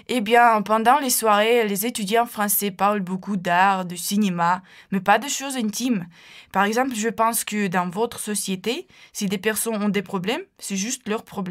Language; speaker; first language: French; non-native, fluent; Ukrainian